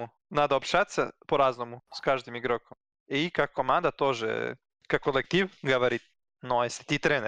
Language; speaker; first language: Russian; non-native, learner; Serbian